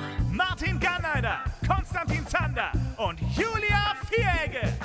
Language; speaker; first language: German; native; German